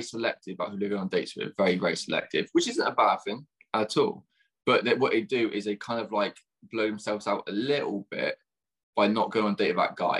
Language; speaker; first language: English; native; English